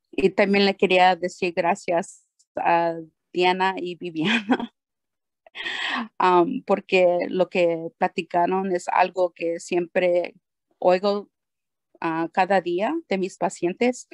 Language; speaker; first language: Spanish; early bilingual, heritage; Spanish